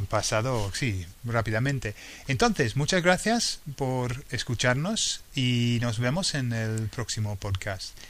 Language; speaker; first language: Spanish; non-native, fluent; English